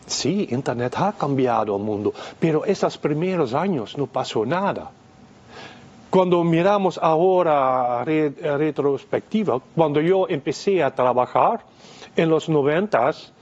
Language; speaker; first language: Spanish; non-native, fluent; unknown